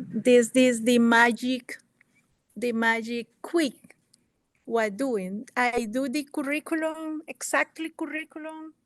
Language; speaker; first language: English; non-native, learner; Spanish